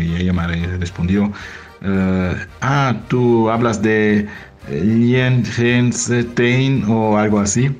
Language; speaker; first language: Spanish; non-native, fluent; German